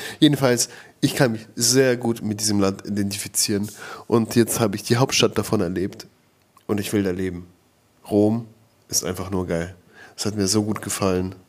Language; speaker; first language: German; native; German